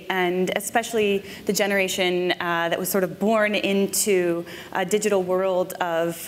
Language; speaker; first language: English; native; English